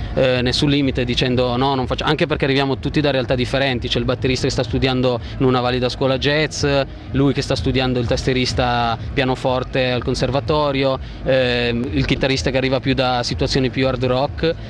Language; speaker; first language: Italian; native; Italian